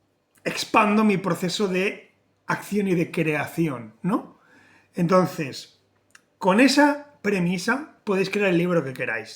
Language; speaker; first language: Spanish; native; Spanish